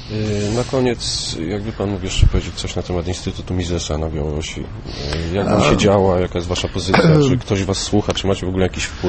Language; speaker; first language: Polish; native; Polish